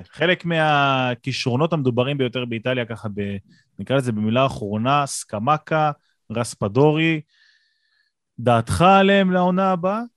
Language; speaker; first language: Hebrew; native; Hebrew